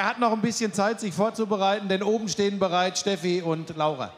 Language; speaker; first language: German; native; German